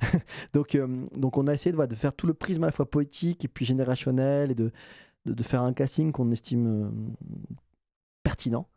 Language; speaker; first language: French; native; French